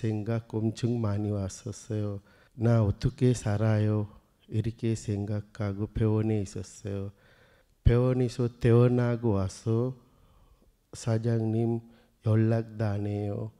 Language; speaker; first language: Korean; non-native, learner; Sinhala